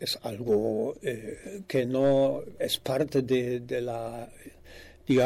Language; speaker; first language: Spanish; non-native, fluent; German